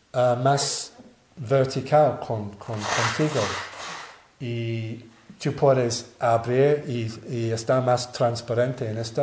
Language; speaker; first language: Spanish; non-native, learner; English